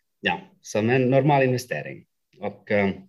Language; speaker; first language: Swedish; non-native, local second language; Finnish